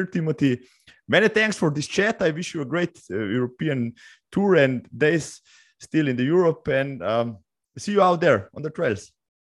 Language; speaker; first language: English; non-native, fluent; Slovenian